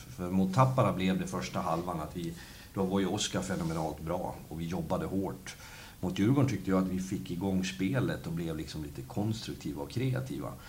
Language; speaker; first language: Swedish; native; Swedish